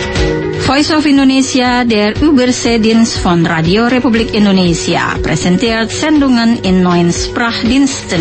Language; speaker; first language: German; non-native, local second language; Indonesian